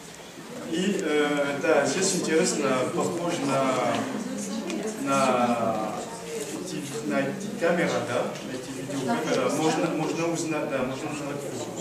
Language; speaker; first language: Russian; non-native, learner; French